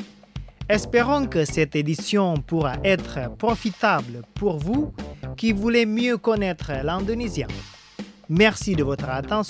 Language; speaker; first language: French; non-native, fluent; Indonesian